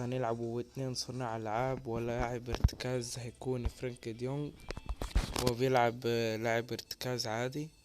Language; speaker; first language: Arabic; native; Arabic